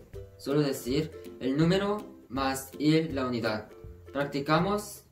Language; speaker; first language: Spanish; non-native, fluent; Korean